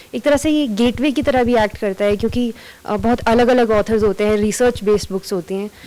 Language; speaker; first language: Hindi; native; Hindi